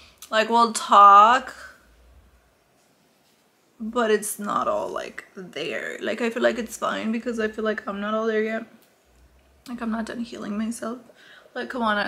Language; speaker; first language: English; early bilingual, other home language; Spanish